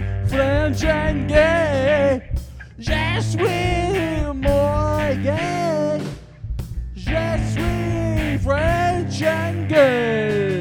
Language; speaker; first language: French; non-native, learner; English